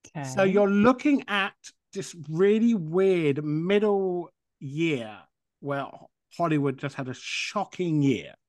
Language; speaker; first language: English; native; English